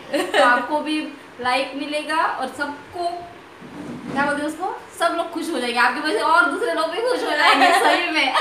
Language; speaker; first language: Hindi; native; Hindi